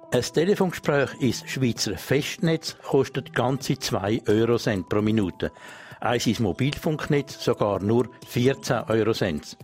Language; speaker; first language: German; non-native, local second language; Swiss German